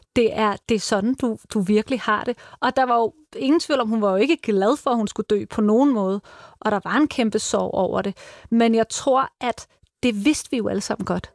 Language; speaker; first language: Danish; native; Danish